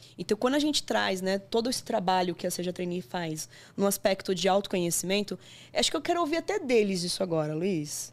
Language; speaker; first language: Portuguese; native; Portuguese